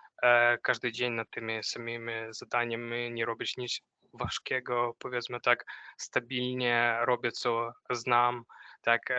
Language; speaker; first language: Polish; non-native, fluent; Ukrainian